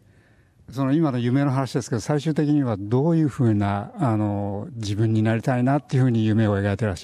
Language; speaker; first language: Japanese; native; Japanese